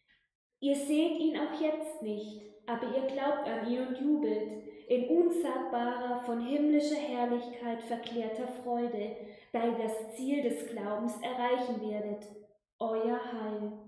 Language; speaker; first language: German; native; German